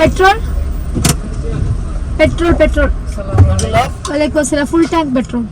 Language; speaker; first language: Hindi; non-native, local second language; Malayalam